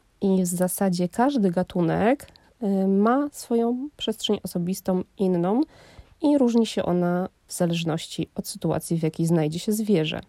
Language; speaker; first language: Polish; native; Polish